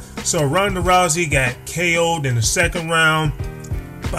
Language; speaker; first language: English; native; English